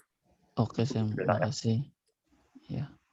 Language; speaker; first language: Indonesian; native; Indonesian